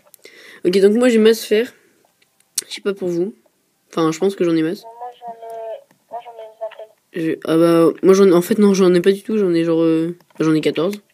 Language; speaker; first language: French; native; French